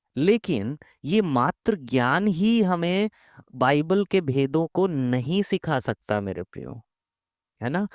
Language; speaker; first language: Hindi; native; Hindi